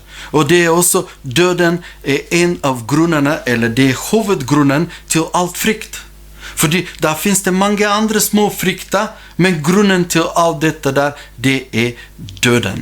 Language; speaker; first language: Norwegian; non-native, fluent; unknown